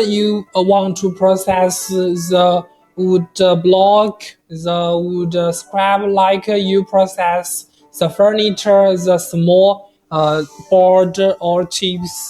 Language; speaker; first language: English; non-native, learner; Chinese